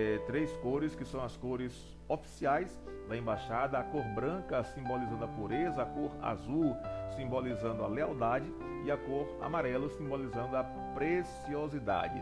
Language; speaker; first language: Portuguese; native; Portuguese